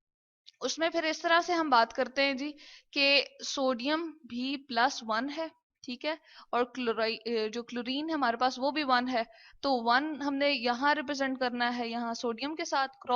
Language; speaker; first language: Hindi; non-native, local second language; Punjabi